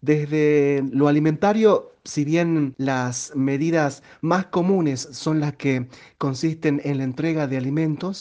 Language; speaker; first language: Spanish; native; Spanish